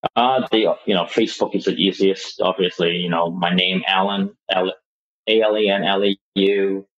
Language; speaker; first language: English; non-native, local second language; Cantonese